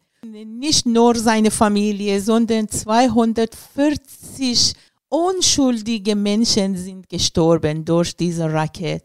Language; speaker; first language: German; non-native, learner; Persian